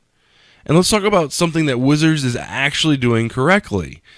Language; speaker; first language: English; native; English